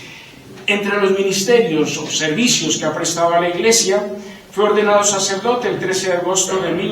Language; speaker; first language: Spanish; native; Spanish